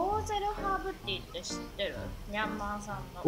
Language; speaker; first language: Japanese; native; Japanese